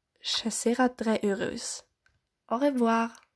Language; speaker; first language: French; non-native, local second language; German